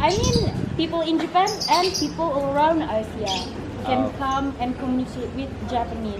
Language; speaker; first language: English; non-native, fluent; Indonesian